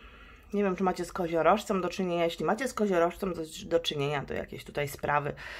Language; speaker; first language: Polish; native; Polish